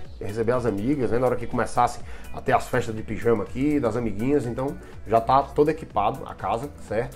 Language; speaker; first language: Portuguese; native; Portuguese